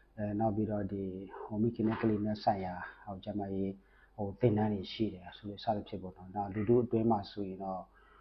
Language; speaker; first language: Burmese; non-native, local second language; S'gaw Karen